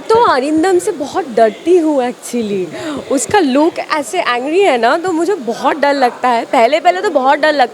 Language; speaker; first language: Hindi; non-native, local second language; Bangla